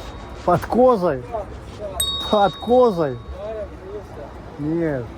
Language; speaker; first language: Russian; non-native, local second language; Kyrgyz